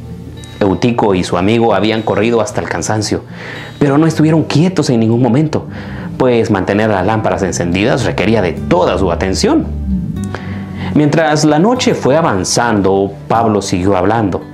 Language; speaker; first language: Spanish; native; Spanish